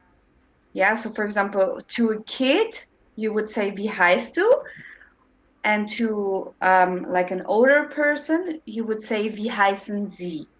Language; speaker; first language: English; non-native, fluent; German